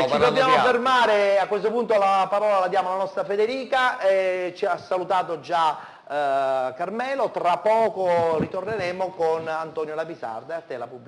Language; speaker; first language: Italian; native; Italian